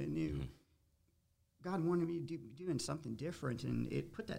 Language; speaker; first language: English; native; English